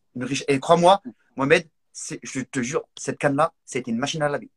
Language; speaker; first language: French; non-native, local second language; Arabic